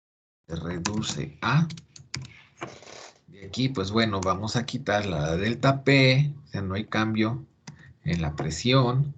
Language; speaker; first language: Spanish; native; Spanish